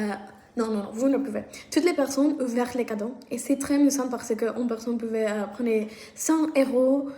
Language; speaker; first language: French; non-native, learner; Spanish